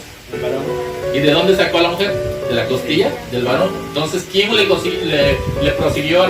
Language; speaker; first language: Spanish; native; Spanish